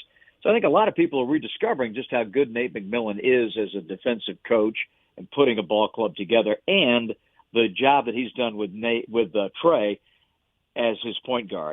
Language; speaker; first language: English; native; English